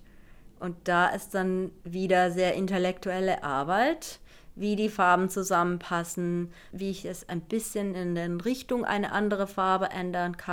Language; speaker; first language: German; non-native, fluent; Finnish